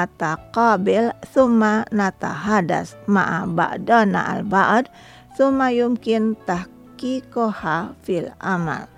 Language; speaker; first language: Arabic; non-native, fluent; Indonesian